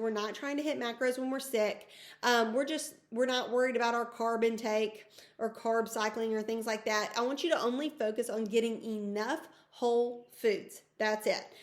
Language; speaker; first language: English; native; English